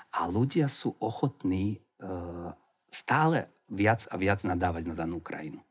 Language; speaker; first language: Slovak; early bilingual, heritage; Slovak